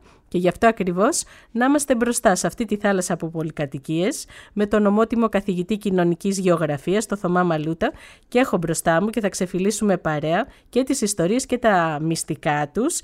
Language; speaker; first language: Greek; native; Greek